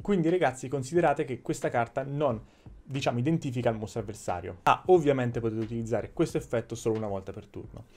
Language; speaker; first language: Italian; native; Italian